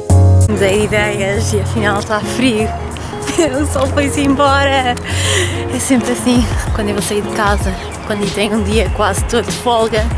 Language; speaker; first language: Portuguese; early bilingual, heritage; Portuguese